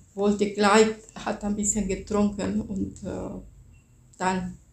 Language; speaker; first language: German; non-native, fluent; Spanish